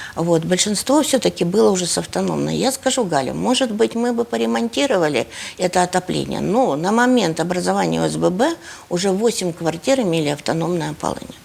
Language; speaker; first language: Russian; native; Russian